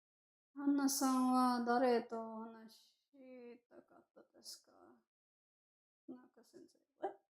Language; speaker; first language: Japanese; non-native, learner; English